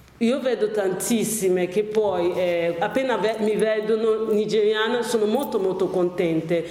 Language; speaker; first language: Italian; non-native, fluent; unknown